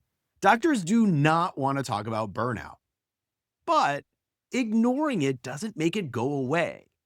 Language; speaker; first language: English; native; English